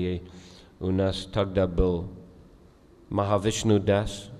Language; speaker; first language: Russian; non-native, fluent; English